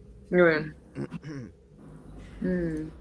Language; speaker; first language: French; non-native, learner; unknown